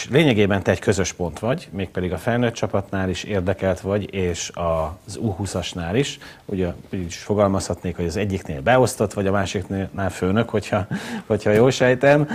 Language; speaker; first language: Hungarian; native; Hungarian